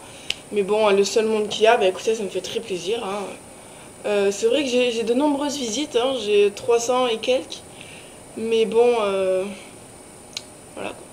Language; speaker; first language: French; native; French